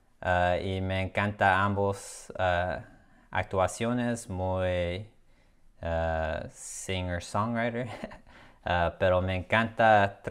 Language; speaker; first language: Spanish; non-native, learner; English